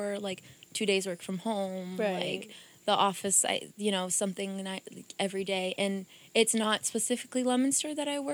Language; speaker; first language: English; early bilingual, other home language; Portuguese